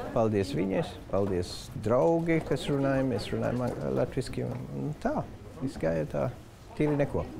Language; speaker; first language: Latvian; non-native, fluent; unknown